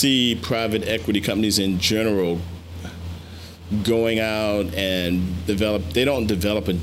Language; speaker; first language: English; native; English